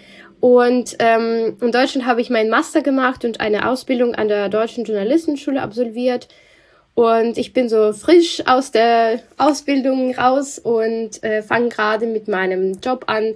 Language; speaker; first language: German; non-native, fluent; Russian